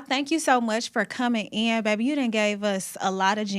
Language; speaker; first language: English; native; English